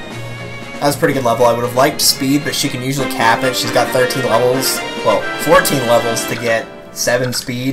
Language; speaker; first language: English; native; English